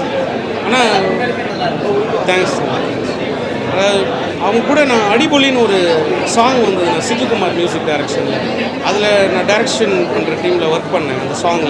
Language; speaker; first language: Tamil; native; Tamil